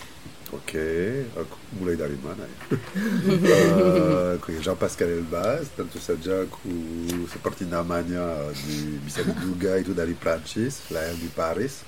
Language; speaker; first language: Indonesian; non-native, fluent; French